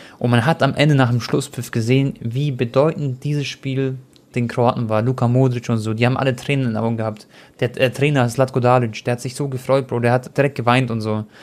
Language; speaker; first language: German; early bilingual, other home language; Croatian